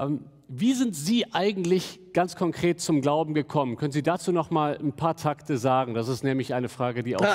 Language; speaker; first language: German; native; German